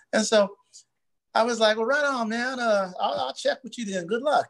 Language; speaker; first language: English; native; English